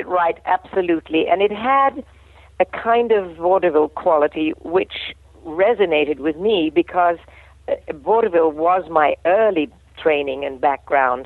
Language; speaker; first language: English; native; English